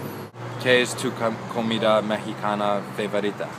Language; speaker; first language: Spanish; non-native, learner; English